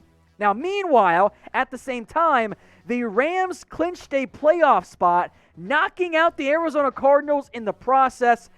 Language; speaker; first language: English; native; English